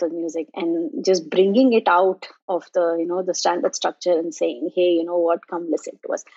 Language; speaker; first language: English; non-native, local second language; Tamil